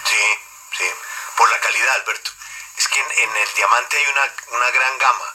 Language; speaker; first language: Spanish; native; Spanish